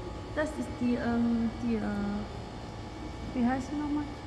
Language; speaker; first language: German; non-native, learner; Hiligaynon